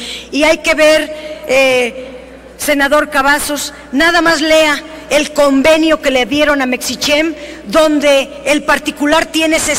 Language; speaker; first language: Spanish; native; Spanish